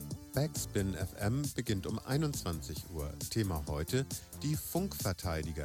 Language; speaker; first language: German; native; German